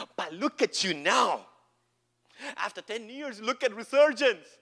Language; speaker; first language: English; non-native, local second language; Malayalam